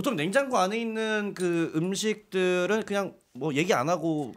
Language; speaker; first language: Korean; native; Korean